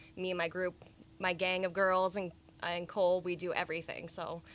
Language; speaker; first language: English; native; English